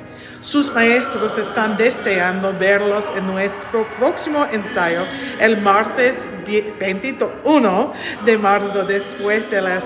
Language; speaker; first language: Spanish; non-native, learner; English